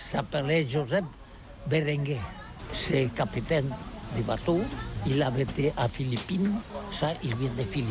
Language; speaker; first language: French; non-native, learner; Catalan